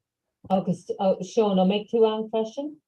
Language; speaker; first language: Irish; non-native, local second language; English